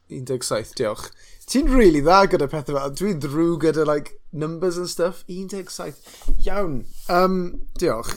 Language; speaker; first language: Welsh; non-native, local second language; English